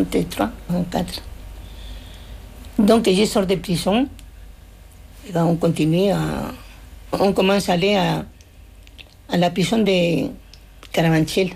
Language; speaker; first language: French; non-native, fluent; Spanish